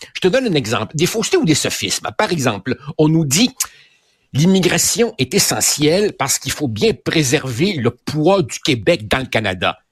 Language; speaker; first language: French; native; French